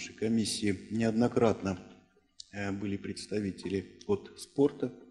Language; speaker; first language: Russian; native; Russian